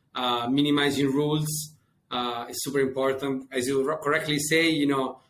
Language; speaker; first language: English; non-native, fluent; Italian